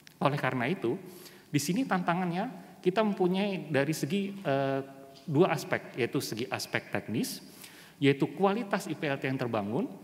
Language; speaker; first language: Indonesian; native; Indonesian